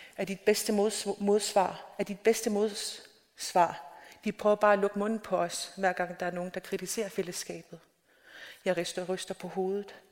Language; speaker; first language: Danish; non-native, local second language; Kalaallisut